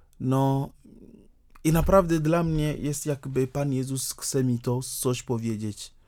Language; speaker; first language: Polish; non-native, fluent; Ewe